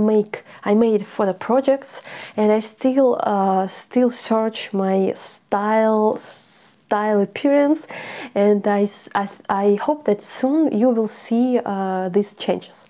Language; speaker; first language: English; non-native, learner; Russian